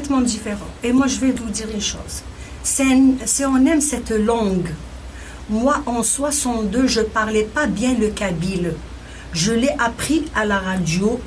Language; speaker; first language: French; non-native, local second language; Kabyle